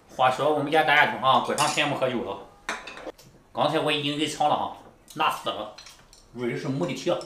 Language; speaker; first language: Chinese; native; Chinese